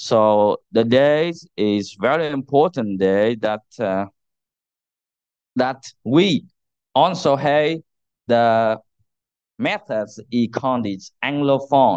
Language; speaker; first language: English; non-native, learner; Vietnamese